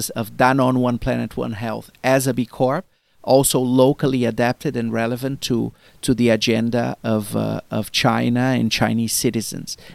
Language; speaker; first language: English; non-native, fluent; Portuguese